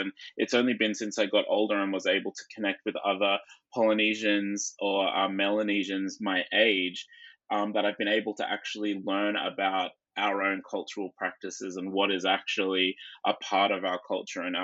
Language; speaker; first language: English; native; English